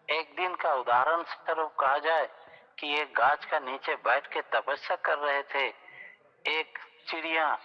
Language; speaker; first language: Hindi; non-native, local second language; Bangla